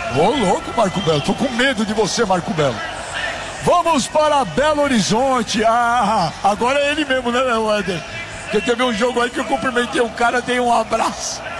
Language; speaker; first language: Portuguese; native; Portuguese